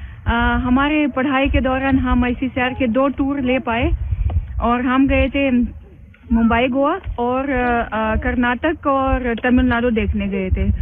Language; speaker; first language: Hindi; non-native, fluent; Russian